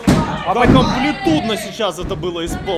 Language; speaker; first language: Russian; native; Russian